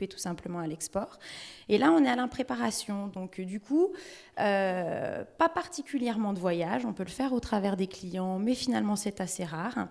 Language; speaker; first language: French; native; French